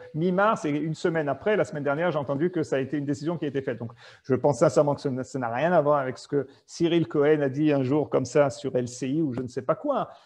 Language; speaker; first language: French; native; French